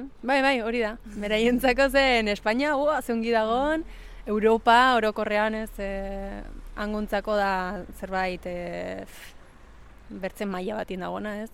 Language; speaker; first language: Basque; early bilingual, other home language; Spanish